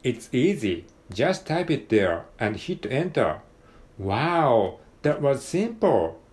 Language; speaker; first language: English; non-native, learner; Japanese